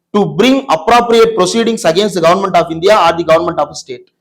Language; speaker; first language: English; non-native, local second language; Tamil